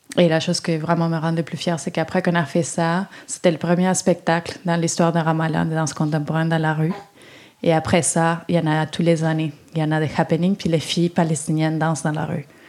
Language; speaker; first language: French; non-native, fluent; Spanish